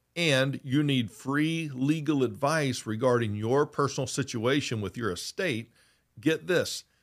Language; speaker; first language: English; native; English